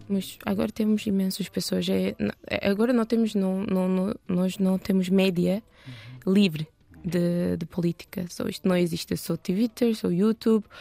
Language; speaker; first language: Portuguese; non-native, learner; Turkish